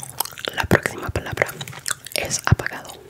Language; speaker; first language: Spanish; non-native, fluent; English